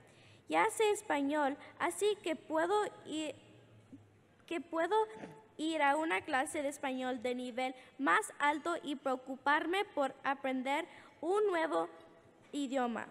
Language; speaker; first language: Spanish; early bilingual, heritage; English